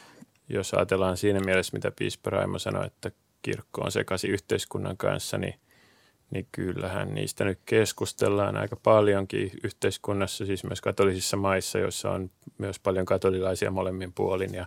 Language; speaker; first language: Finnish; native; Finnish